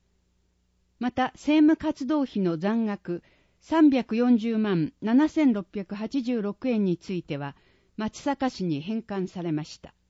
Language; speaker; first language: Japanese; native; Japanese